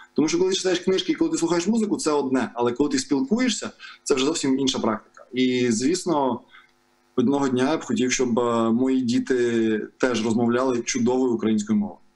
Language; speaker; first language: Ukrainian; non-native, local second language; Russian